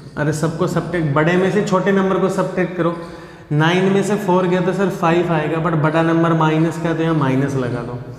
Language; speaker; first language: Hindi; native; Hindi